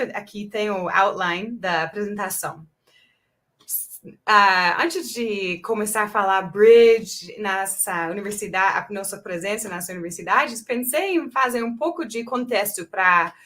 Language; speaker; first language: Portuguese; non-native, fluent; English